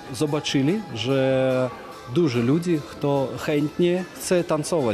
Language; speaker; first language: Polish; non-native, learner; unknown